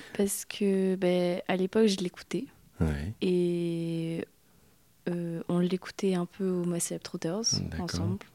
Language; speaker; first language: French; native; French